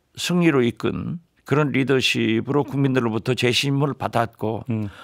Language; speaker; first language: Korean; native; Korean